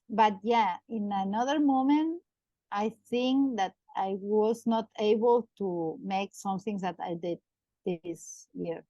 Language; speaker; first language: English; non-native, learner; Catalan